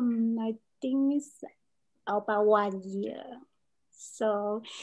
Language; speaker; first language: English; non-native, learner; Chinese